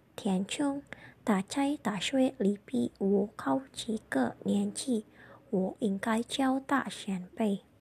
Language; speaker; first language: Chinese; non-native, learner; Indonesian